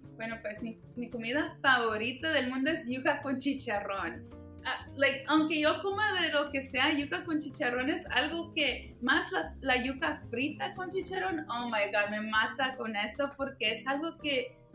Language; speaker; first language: Spanish; early bilingual, heritage; Spanish